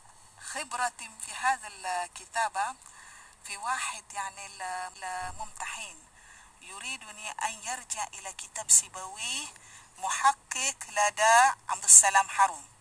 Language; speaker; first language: Arabic; non-native, fluent; Malay